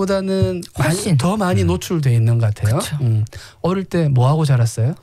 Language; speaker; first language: Korean; native; Korean